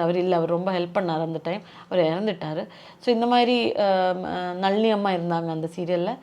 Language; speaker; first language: Tamil; non-native, local second language; Malayalam